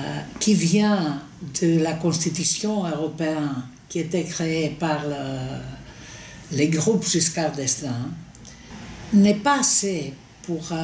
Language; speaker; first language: French; non-native, fluent; Greek